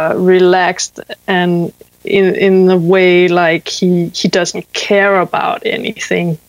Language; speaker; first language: English; non-native, fluent; Danish